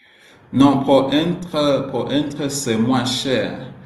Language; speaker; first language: French; non-native, learner; Swahili